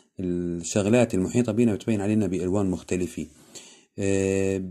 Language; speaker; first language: Arabic; native; Arabic